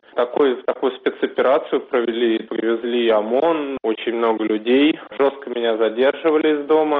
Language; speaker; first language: Russian; native; Russian